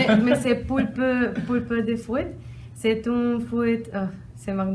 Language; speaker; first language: French; non-native, learner; Spanish